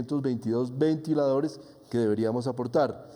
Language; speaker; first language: Spanish; native; Spanish